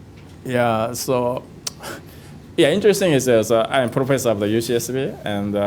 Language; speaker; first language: English; non-native, fluent; Japanese